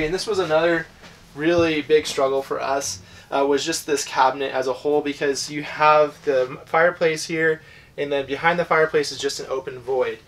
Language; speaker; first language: English; native; English